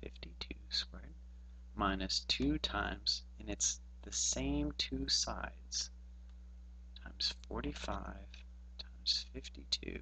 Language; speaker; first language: English; native; English